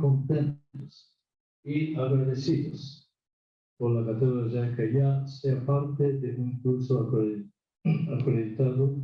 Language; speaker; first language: Spanish; non-native, fluent; Japanese